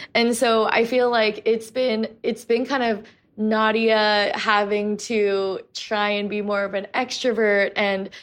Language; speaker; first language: English; native; English